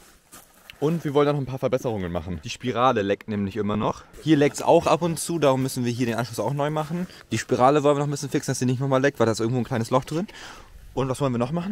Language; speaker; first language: German; native; German